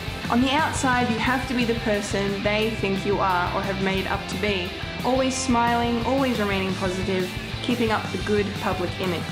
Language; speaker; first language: English; native; English